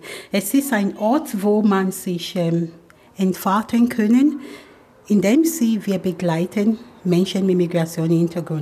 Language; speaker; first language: German; non-native, fluent; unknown